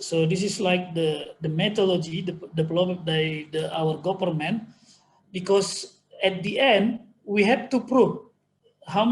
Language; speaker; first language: English; non-native, fluent; Indonesian